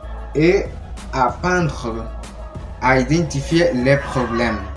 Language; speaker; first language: French; non-native, learner; Spanish